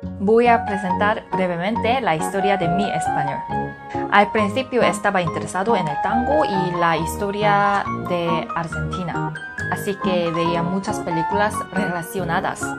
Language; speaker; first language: Spanish; non-native, learner; Korean